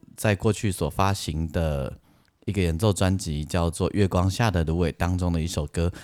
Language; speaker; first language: Chinese; native; Chinese